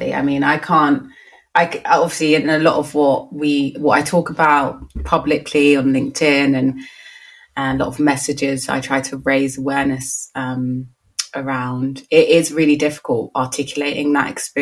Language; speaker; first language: English; native; English